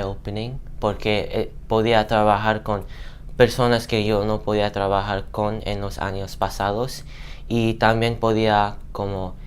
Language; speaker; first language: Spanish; non-native, learner; English